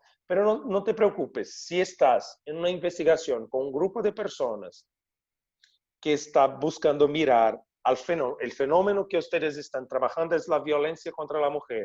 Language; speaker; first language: Spanish; non-native, fluent; Portuguese